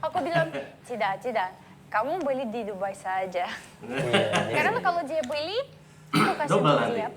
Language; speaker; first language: Indonesian; non-native, learner; Russian